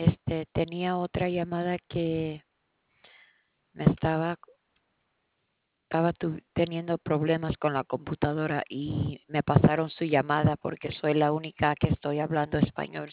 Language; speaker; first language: Spanish; early bilingual, heritage; Spanish